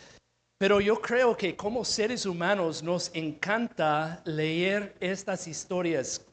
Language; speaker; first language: Spanish; non-native, fluent; English